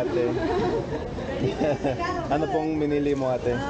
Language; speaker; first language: Filipino; non-native, fluent; English